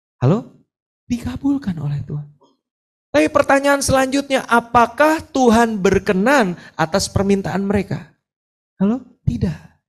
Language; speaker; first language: Indonesian; native; Indonesian